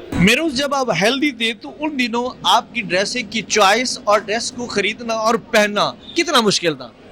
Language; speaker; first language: Urdu; native; Urdu